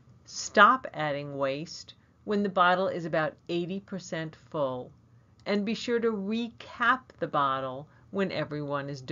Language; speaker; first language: English; native; English